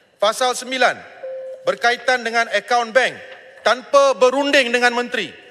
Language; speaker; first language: Malay; non-native, local second language; Tamil